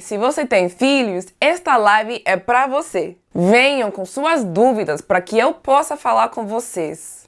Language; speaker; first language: Portuguese; non-native, fluent; English